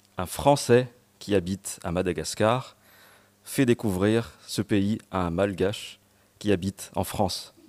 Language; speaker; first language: French; non-native, local second language; Malagasy